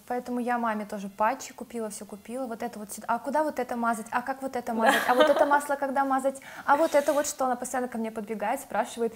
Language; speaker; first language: Russian; native; Russian